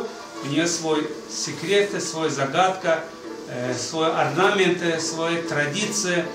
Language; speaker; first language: Russian; non-native, fluent; Azerbaijani